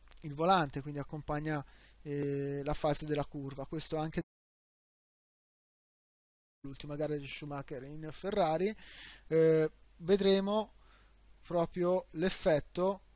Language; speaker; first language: Italian; native; Italian